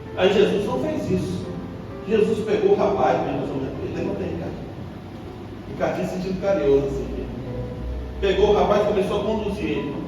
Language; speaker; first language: Portuguese; native; Portuguese